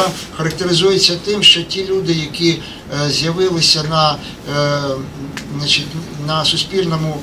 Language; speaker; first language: Ukrainian; native; Ukrainian